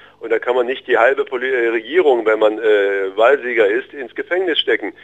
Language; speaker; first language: German; early bilingual, other home language; Russian